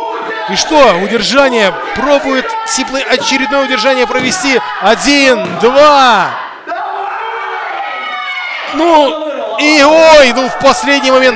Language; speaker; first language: Russian; native; Russian